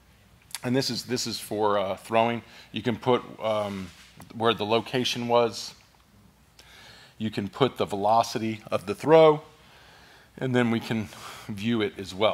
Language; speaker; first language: English; native; English